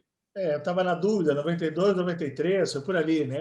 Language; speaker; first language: Portuguese; native; Portuguese